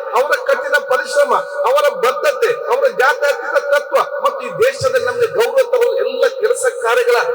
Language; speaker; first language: Kannada; non-native, local second language; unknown